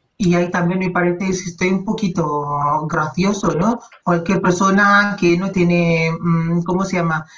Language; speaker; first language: Spanish; non-native, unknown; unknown